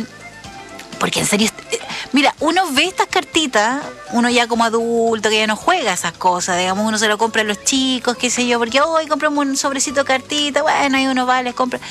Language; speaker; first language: Spanish; native; Spanish